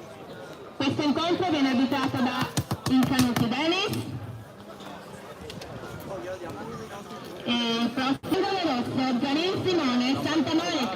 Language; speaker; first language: Italian; native; Italian